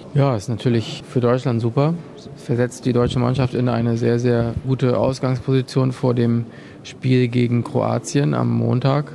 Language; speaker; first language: German; native; German